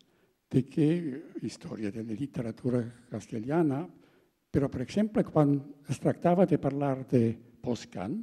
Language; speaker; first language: Catalan; non-native, fluent; German